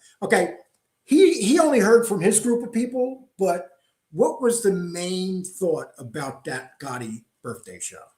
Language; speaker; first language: English; native; English